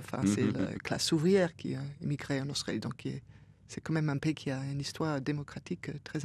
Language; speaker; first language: French; non-native, fluent; English